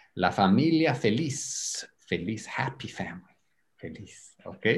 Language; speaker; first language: Spanish; native; Spanish